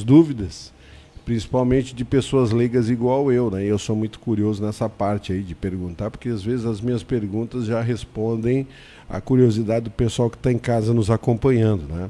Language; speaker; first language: Portuguese; native; Portuguese